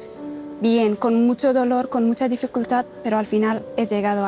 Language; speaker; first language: Spanish; non-native, fluent; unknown